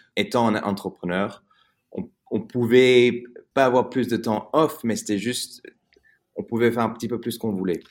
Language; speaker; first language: French; early bilingual, heritage; French